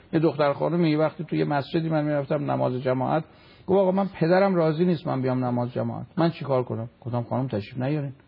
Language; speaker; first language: Persian; native; Persian